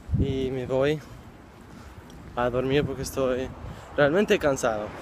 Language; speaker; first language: Spanish; early bilingual, other home language; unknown